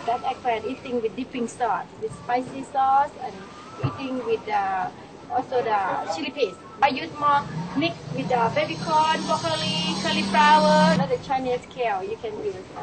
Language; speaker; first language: English; non-native, learner; Thai